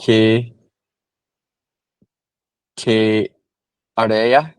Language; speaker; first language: Spanish; non-native, learner; English